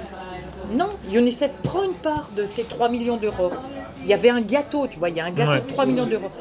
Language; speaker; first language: French; native; French